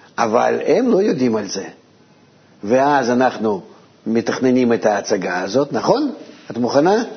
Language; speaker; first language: Hebrew; non-native, fluent; Russian